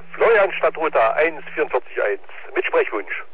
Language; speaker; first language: German; native; German